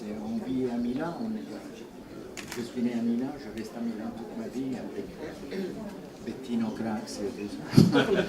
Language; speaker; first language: French; non-native, fluent; Italian